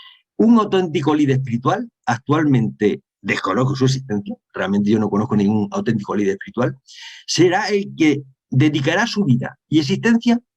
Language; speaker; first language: Spanish; native; Spanish